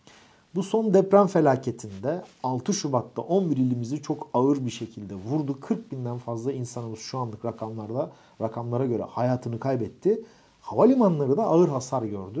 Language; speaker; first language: Turkish; native; Turkish